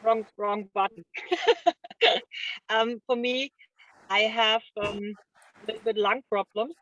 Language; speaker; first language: English; non-native, learner; German